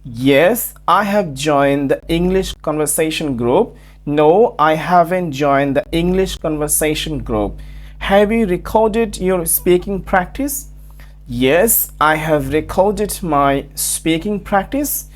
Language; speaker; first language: English; non-native, local second language; Bangla